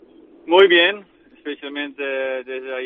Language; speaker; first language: Spanish; non-native, fluent; Dutch